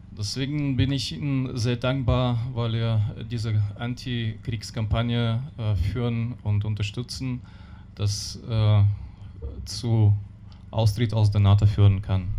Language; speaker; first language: German; non-native, learner; Russian